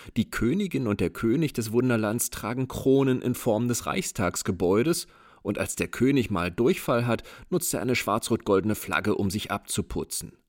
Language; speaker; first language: German; native; German